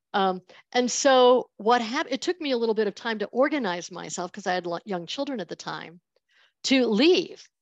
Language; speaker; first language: English; native; English